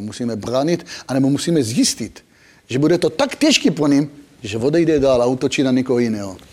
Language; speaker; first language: Czech; non-native, fluent; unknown